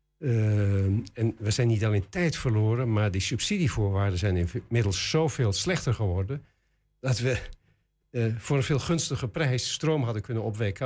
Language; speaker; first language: Dutch; native; Dutch